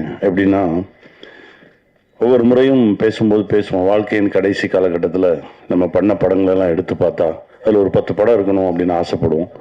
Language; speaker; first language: Tamil; native; Tamil